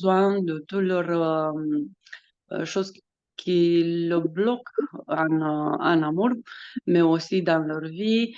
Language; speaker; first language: French; non-native, fluent; Romanian